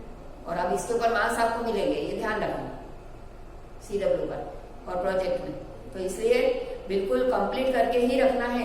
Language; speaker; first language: Hindi; non-native, local second language; Gujarati